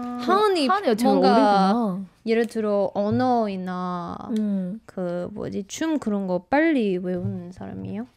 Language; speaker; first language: Korean; non-native, fluent; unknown